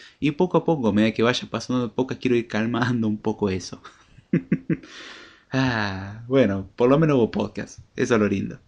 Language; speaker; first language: Spanish; native; Spanish